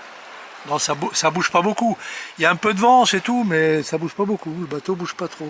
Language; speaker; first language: French; native; French